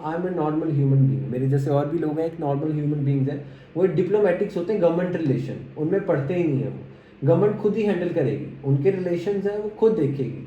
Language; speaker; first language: Hindi; native; Hindi